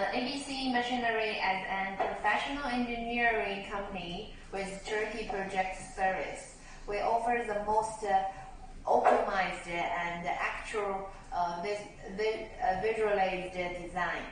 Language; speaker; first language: English; non-native, learner; Chinese